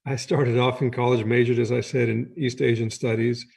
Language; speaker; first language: English; native; English